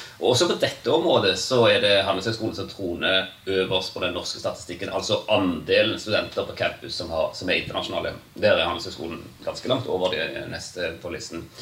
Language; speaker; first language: Norwegian; native; Norwegian